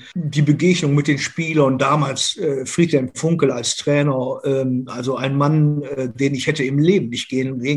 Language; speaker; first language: German; native; German